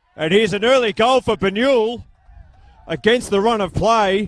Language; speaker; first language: English; native; English